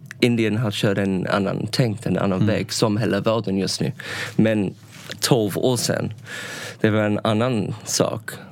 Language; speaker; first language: Swedish; non-native, learner; English